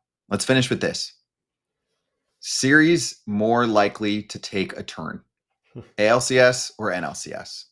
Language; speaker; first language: English; native; English